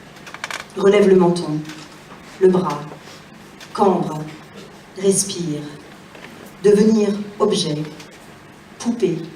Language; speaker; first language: French; native; French